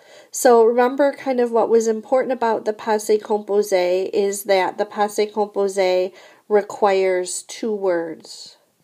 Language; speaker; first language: English; native; English